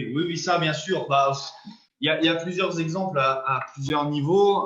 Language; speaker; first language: French; native; French